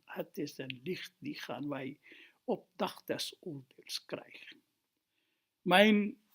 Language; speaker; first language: Dutch; non-native, fluent; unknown